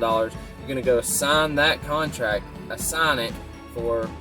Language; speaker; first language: English; native; English